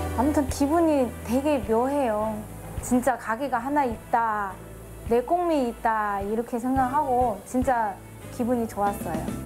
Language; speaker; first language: Korean; non-native, fluent; Chinese